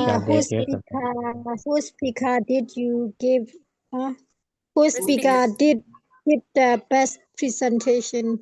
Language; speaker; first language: English; non-native, learner; Burmese